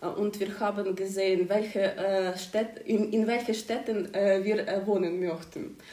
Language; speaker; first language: German; non-native, learner; Ukrainian